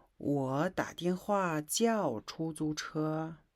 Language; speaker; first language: Chinese; non-native, fluent; Mongolian